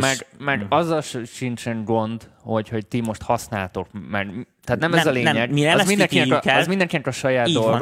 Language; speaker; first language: Hungarian; native; Hungarian